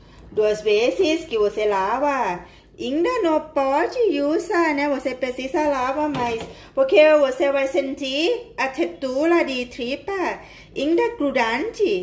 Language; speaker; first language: Portuguese; non-native, learner; Thai